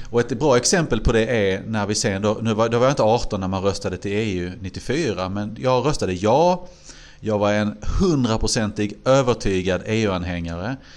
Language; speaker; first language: Swedish; native; Swedish